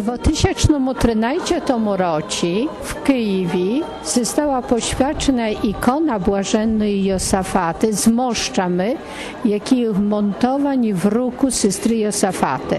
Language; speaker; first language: Polish; non-native, learner; Ukrainian